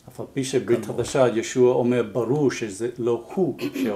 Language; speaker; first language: Hebrew; non-native, fluent; English